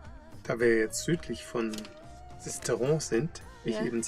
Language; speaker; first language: German; native; German